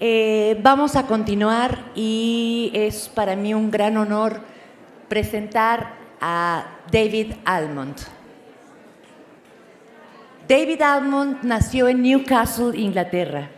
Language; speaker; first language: Spanish; native; Spanish